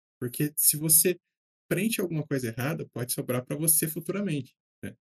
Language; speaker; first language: Portuguese; native; Portuguese